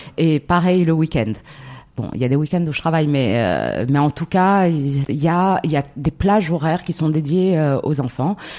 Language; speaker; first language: French; non-native, local second language; Arabic